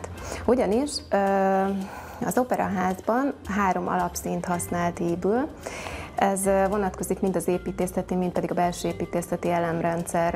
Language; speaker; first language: Hungarian; native; Hungarian